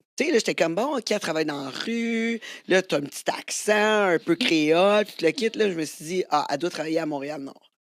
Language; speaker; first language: French; native; French